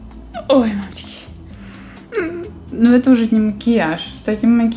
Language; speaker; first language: Russian; native; Russian